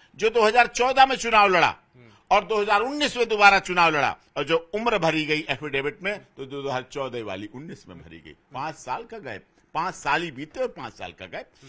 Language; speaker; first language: Hindi; native; Hindi